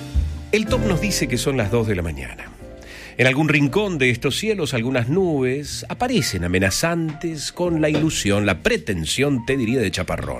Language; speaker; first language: Spanish; native; Spanish